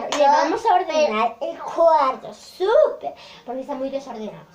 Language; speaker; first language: Spanish; native; Spanish